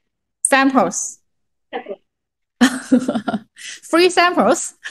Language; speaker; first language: English; non-native, learner; Chinese